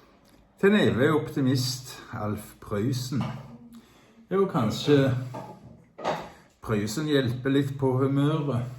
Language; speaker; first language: Norwegian; native; Norwegian